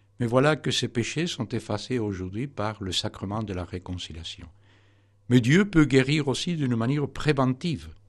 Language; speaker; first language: French; non-native, fluent; Spanish